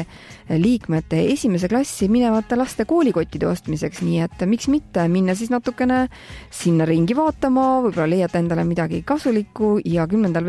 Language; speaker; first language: Estonian; native; Estonian